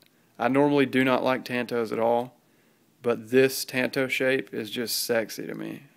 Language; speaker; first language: English; native; English